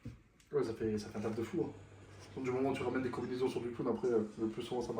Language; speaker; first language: French; native; French